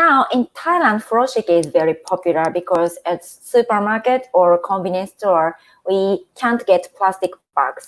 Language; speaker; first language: English; non-native, fluent; Japanese